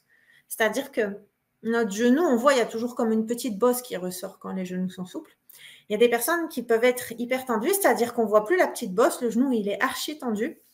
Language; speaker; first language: French; native; French